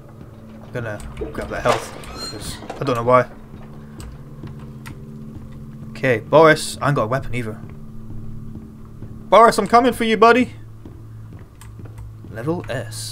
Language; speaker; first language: English; native; English